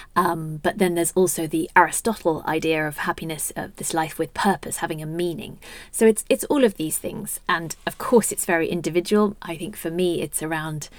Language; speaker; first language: English; native; English